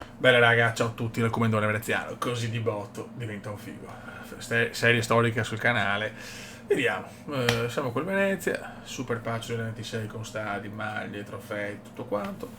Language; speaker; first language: Italian; native; Italian